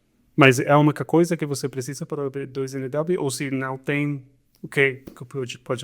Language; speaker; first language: Portuguese; non-native, fluent; Spanish